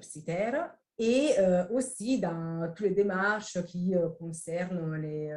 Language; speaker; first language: French; non-native, fluent; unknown